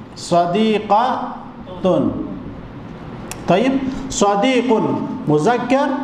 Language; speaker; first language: Arabic; non-native, fluent; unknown